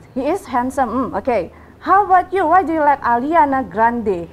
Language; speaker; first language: English; non-native, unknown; Indonesian